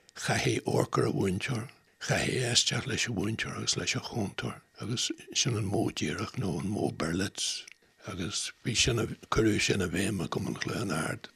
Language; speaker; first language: Irish; non-native, local second language; English